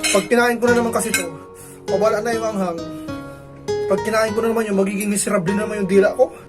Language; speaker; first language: Filipino; non-native, local second language; Bikol